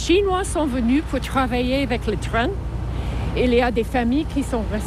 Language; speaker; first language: French; non-native, fluent; English